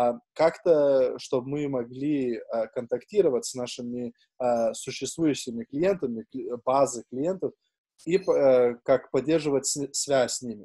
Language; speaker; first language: Russian; non-native, fluent; Lithuanian